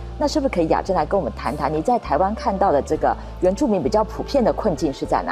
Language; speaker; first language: Chinese; native; Chinese